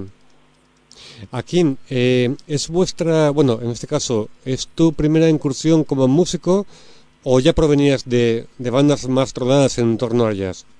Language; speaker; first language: Spanish; native; Spanish